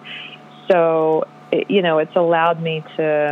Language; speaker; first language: English; non-native, local second language; Polish